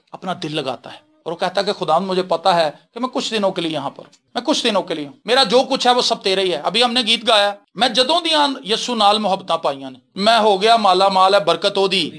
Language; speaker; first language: Urdu; non-native, local second language; Punjabi